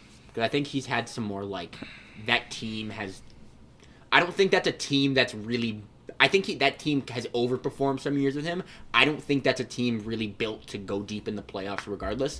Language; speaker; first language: English; native; English